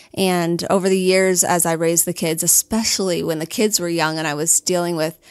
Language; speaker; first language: English; native; English